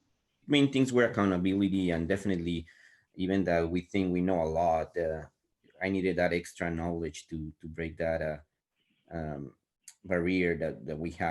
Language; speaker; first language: English; non-native, fluent; Spanish